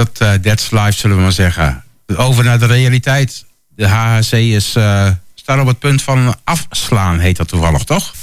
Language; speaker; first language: Dutch; native; Dutch